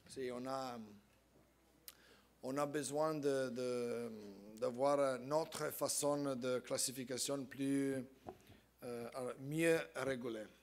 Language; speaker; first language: French; non-native, fluent; Italian